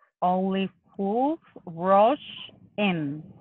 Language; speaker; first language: English; non-native, learner; Spanish